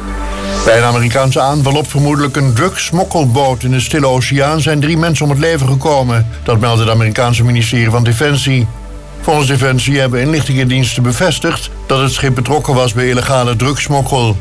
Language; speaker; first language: Dutch; native; Dutch